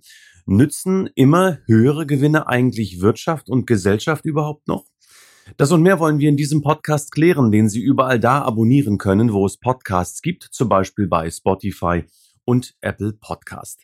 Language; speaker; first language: German; native; German